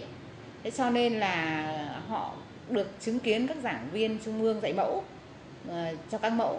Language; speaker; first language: Vietnamese; native; Vietnamese